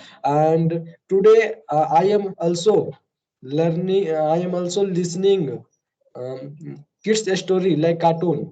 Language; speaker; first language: English; non-native, learner; Hindi